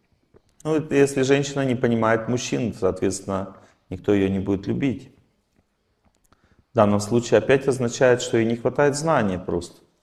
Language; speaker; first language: Russian; native; Russian